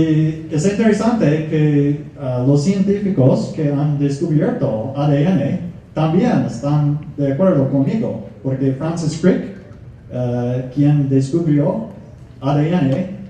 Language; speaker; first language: Spanish; non-native, fluent; English